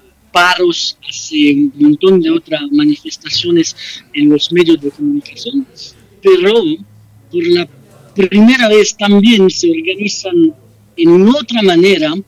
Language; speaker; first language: Spanish; non-native, fluent; French